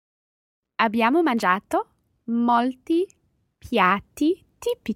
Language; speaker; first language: Italian; non-native, learner; English